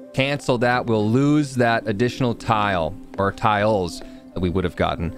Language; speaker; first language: English; native; English